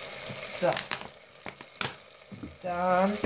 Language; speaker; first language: German; non-native, fluent; Persian